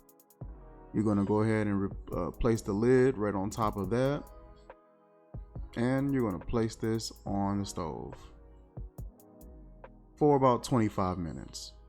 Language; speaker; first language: English; native; English